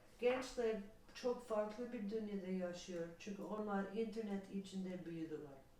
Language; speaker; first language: Turkish; non-native, learner; English